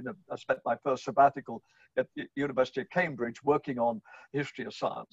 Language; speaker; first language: English; native; English